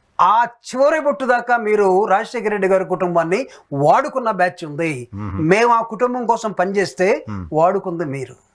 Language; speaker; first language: Telugu; native; Telugu